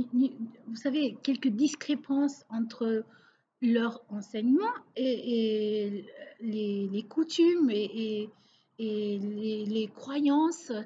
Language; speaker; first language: French; non-native, local second language; Portuguese